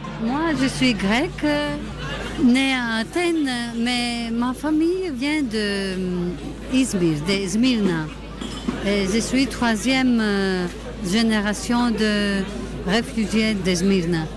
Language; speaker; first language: French; non-native, fluent; Greek